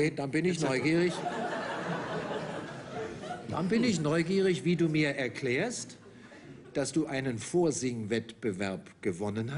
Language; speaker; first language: German; native; German